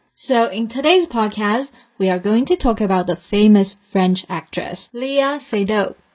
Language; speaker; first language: English; non-native, fluent; Chinese